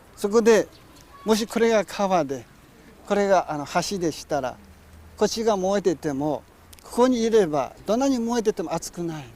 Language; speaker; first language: Japanese; non-native, fluent; Chinese